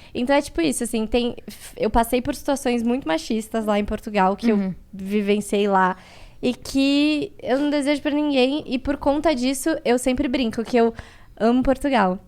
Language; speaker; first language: Portuguese; native; Portuguese